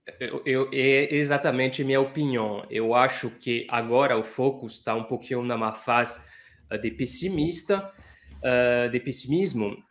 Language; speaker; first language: Portuguese; non-native, fluent; French